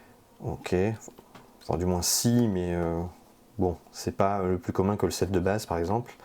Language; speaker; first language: French; native; French